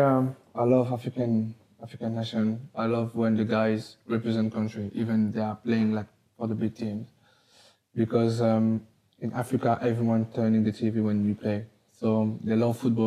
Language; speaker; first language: English; non-native, learner; French